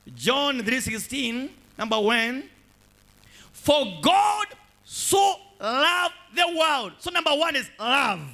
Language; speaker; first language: English; non-native, local second language; Swahili